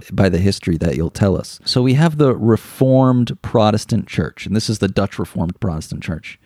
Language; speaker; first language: English; native; English